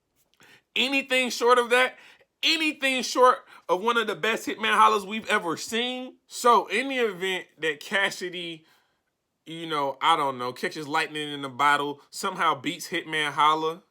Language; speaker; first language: English; native; English